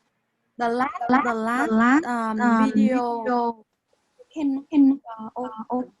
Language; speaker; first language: English; non-native, learner; Vietnamese